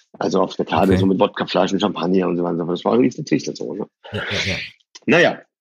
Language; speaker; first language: German; early bilingual, other home language; Persian